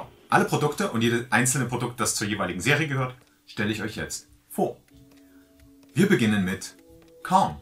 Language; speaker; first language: German; native; German